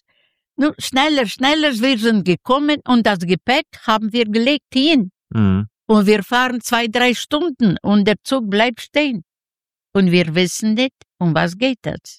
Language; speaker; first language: German; non-native, learner; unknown